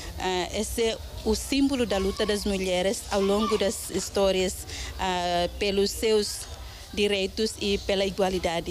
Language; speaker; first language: Portuguese; non-native, local second language; Tetum